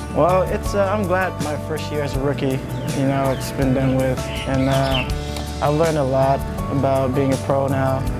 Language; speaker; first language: English; non-native, fluent; Samoan